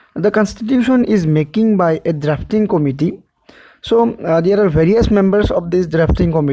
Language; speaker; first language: English; non-native, local second language; Assamese